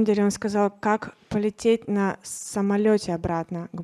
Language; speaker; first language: Russian; native; Russian